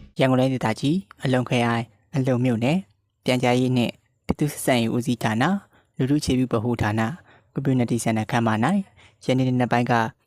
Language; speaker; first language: Burmese; native; Burmese